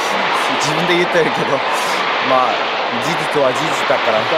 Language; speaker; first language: Japanese; non-native, fluent; Korean